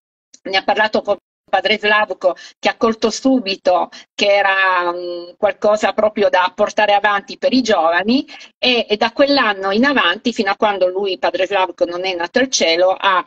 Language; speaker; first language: Italian; native; Italian